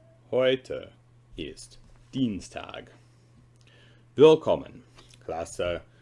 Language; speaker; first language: German; non-native, fluent; English